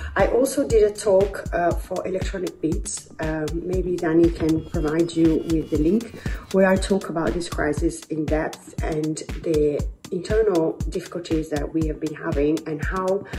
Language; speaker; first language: English; non-native, fluent; Portuguese